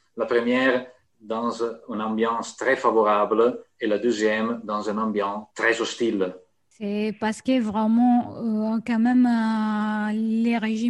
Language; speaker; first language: French; non-native, fluent; Italian